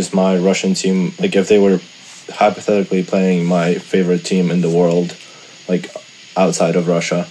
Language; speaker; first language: English; non-native, fluent; Russian